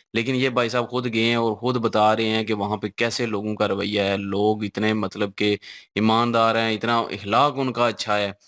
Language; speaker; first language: Urdu; non-native, local second language; Punjabi